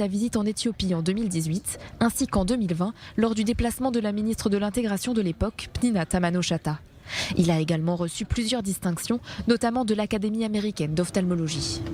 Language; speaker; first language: French; native; French